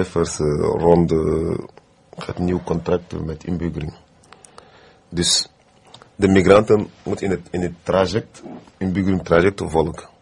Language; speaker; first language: Dutch; non-native, fluent; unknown